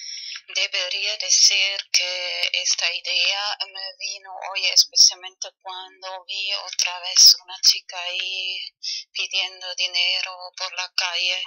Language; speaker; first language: Spanish; non-native, learner; German